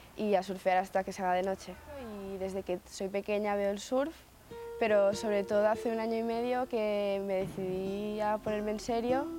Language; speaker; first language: Spanish; native; Spanish